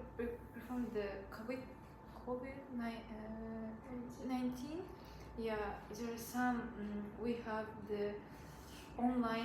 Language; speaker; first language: English; non-native, learner; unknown